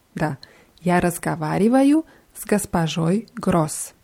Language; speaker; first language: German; non-native, fluent; Russian